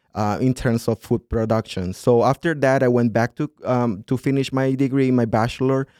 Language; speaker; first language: English; non-native, fluent; Spanish